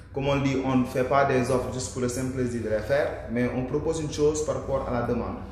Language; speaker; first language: French; non-native, local second language; Wolof